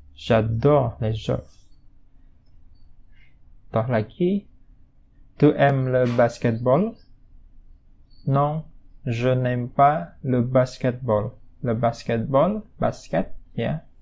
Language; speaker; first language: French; non-native, fluent; Indonesian